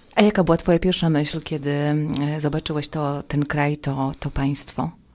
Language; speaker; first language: Polish; native; Polish